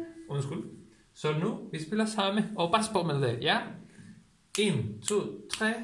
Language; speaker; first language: Danish; non-native, learner; Spanish